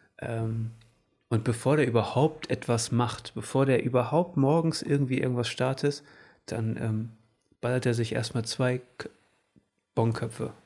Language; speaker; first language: German; early bilingual, other home language; Portuguese